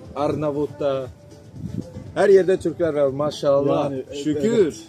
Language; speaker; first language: Turkish; non-native, learner; Albanian